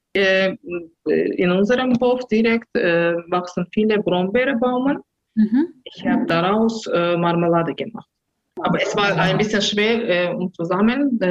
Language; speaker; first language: German; non-native, learner; Azerbaijani